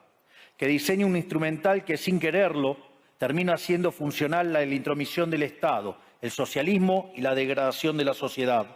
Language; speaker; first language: Spanish; native; Spanish